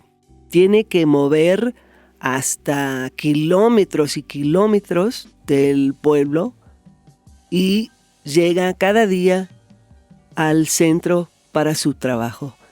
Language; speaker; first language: Spanish; non-native, fluent; English